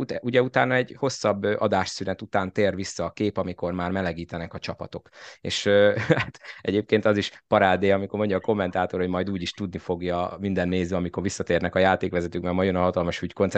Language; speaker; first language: Hungarian; native; Hungarian